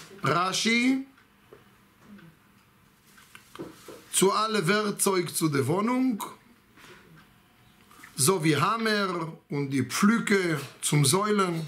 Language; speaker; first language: German; non-native, fluent; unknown